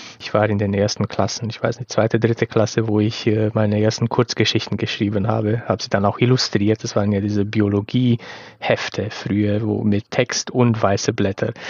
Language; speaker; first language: German; non-native, fluent; Romanian